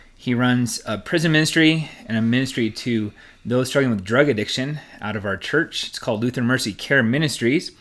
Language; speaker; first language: English; native; English